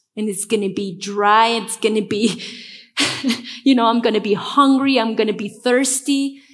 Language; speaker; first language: English; non-native, fluent; Spanish